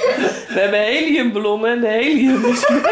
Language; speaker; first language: Dutch; native; Dutch